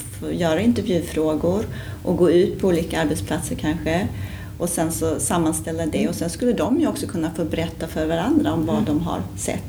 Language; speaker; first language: Swedish; native; Swedish